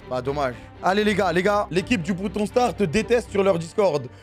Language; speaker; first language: French; native; French